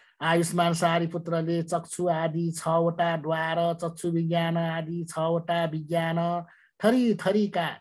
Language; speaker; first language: Nepali; non-native, local second language; Newari